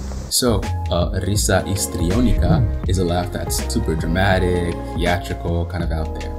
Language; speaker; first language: English; native; English